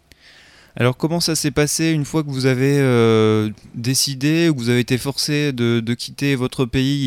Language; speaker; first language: French; native; French